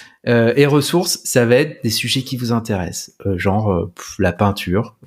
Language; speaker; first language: French; native; French